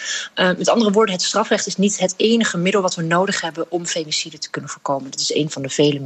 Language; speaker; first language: Dutch; native; Dutch